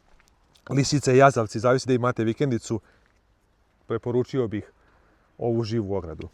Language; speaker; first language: Croatian; native; Croatian